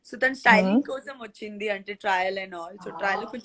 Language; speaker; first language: Telugu; non-native, local second language; Gujarati